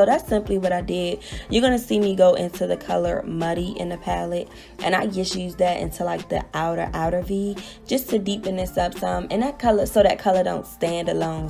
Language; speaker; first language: English; native; English